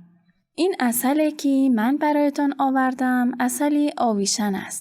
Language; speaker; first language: Persian; native; Persian